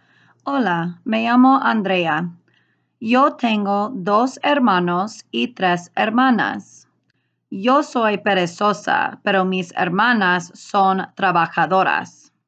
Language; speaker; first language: Spanish; non-native, learner; English